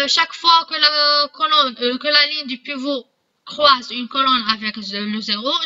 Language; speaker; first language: French; non-native, local second language; Arabic